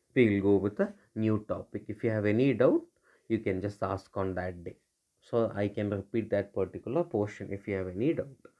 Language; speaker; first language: English; non-native, local second language; Malayalam